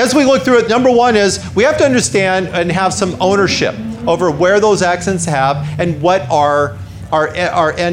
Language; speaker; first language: English; native; English